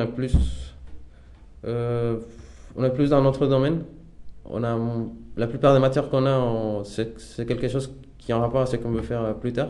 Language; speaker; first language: French; non-native, fluent; Spanish